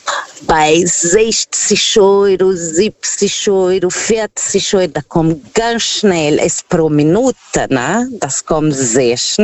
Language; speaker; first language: German; non-native, fluent; Portuguese